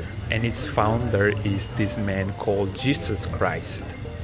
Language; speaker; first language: English; non-native, fluent; Spanish